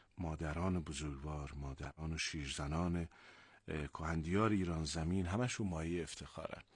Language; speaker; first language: Persian; non-native, local second language; Azerbaijani